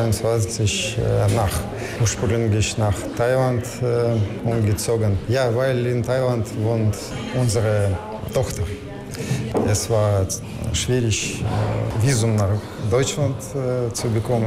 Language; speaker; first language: German; non-native, learner; Russian